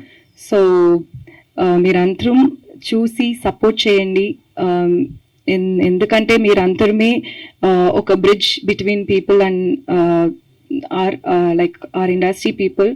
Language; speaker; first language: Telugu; non-native, learner; Tamil